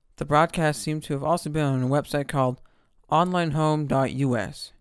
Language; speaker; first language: English; native; English